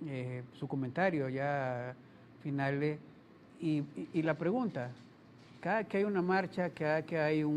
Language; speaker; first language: Spanish; native; Spanish